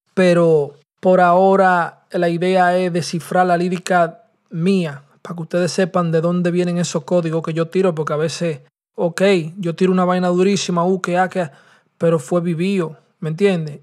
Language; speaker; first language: Spanish; early bilingual, heritage; Spanish